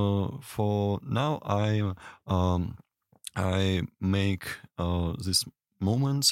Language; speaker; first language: English; non-native, learner; Russian